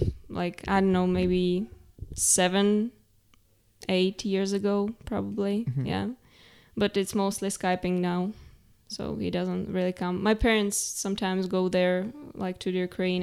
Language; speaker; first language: English; non-native, fluent; Czech